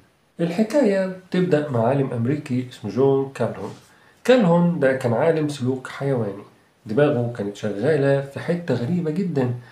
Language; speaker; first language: Arabic; native; Arabic